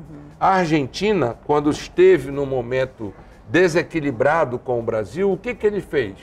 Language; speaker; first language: Portuguese; native; Portuguese